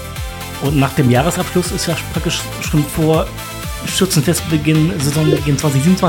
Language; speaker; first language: German; native; German